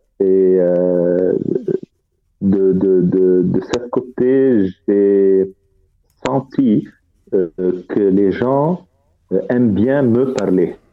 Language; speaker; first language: French; non-native, fluent; Arabic